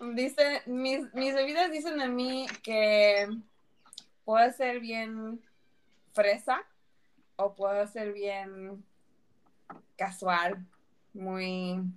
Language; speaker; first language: Spanish; early bilingual, heritage; Spanish